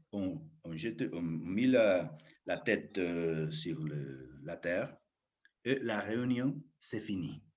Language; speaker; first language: French; non-native, fluent; Spanish